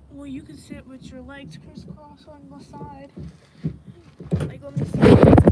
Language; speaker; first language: English; native; English